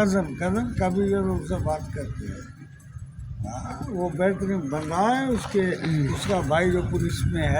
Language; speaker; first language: Hindi; non-native, local second language; Sindhi